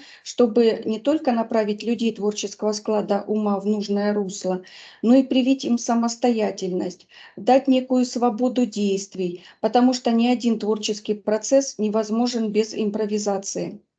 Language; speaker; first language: Russian; native; Russian